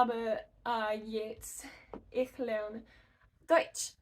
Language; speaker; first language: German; non-native, learner; English